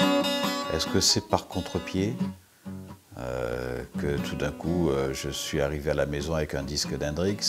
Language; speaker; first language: French; native; French